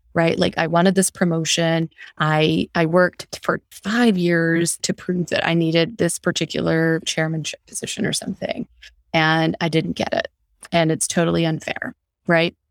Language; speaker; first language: English; early bilingual, other home language; Hindi